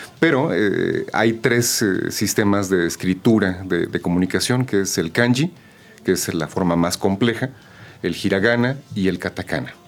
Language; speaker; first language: Spanish; native; Spanish